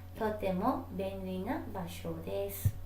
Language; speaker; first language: Japanese; non-native, learner; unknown